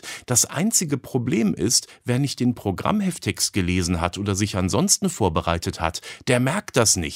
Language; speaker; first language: German; native; German